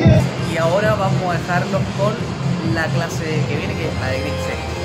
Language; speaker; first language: Spanish; native; Spanish